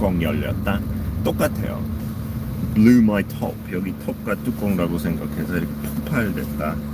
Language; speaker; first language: Korean; non-native, fluent; English